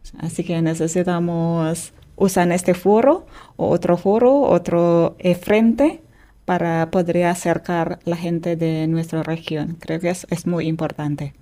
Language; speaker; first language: Spanish; non-native, fluent; Indonesian